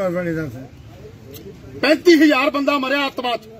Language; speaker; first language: Hindi; non-native, local second language; Punjabi